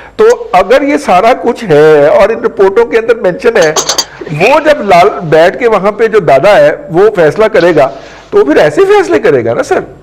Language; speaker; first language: Urdu; non-native, local second language; Punjabi